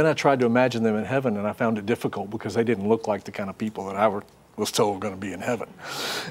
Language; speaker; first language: English; native; English